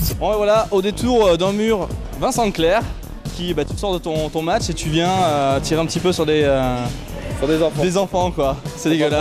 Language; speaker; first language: French; native; French